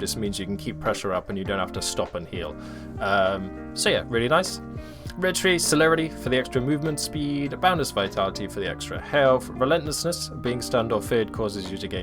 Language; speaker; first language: English; native; English